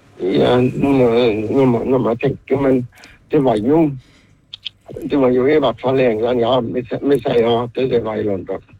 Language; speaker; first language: Norwegian; native; Norwegian